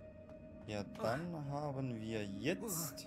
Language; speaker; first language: German; native; German